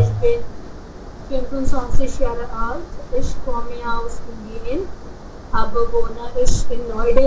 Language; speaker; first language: German; non-native, learner; Hindi